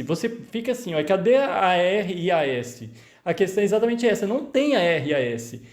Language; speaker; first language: Portuguese; native; Portuguese